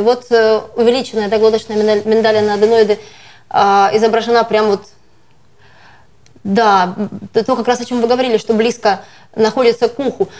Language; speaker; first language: Russian; native; Russian